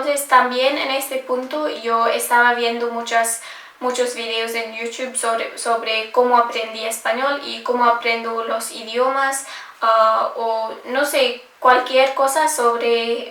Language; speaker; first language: Spanish; non-native, learner; English